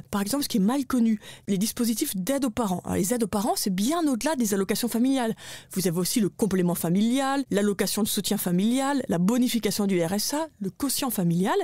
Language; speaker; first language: French; native; French